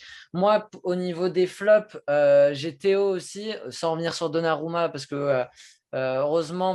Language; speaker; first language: French; native; French